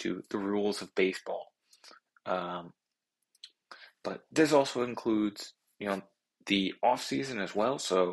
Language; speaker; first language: English; native; English